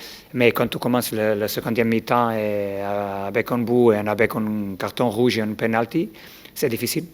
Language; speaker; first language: French; non-native, learner; Portuguese